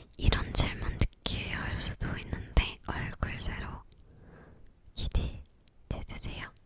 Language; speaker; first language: Korean; non-native, learner; English